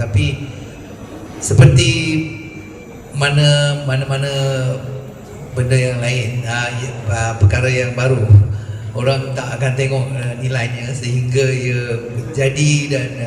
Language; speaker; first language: Malay; native; Malay